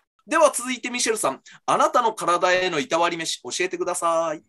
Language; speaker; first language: Japanese; native; Japanese